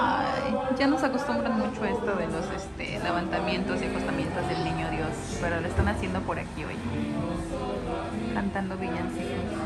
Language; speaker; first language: Spanish; native; Spanish